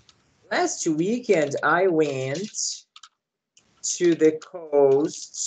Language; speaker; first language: English; non-native, learner; Portuguese